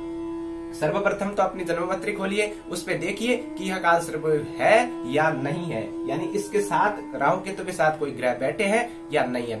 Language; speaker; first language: Hindi; native; Hindi